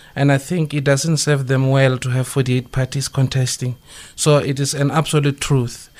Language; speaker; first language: English; non-native, local second language; Northern Sotho